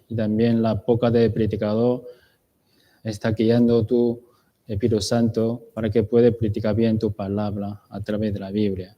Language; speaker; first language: Spanish; non-native, learner; Chinese